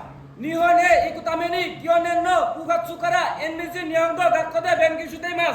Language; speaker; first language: Japanese; non-native, learner; Bangla